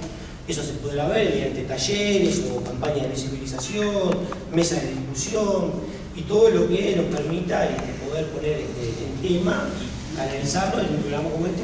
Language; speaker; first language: Spanish; native; Spanish